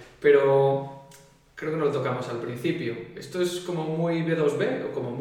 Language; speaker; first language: Spanish; native; Spanish